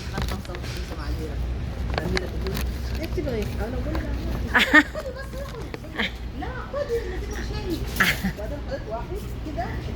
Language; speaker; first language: Arabic; native; Arabic